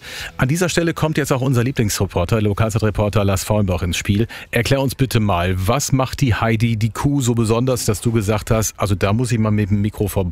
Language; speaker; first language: German; native; German